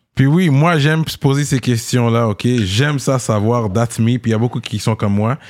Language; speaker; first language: French; native; French